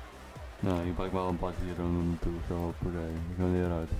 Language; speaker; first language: Dutch; native; Dutch